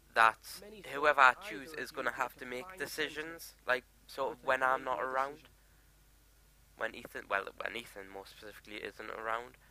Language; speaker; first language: English; native; English